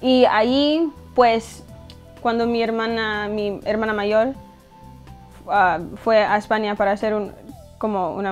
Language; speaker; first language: Spanish; early bilingual, heritage; English